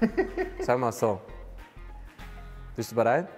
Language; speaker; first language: German; non-native, fluent; Hungarian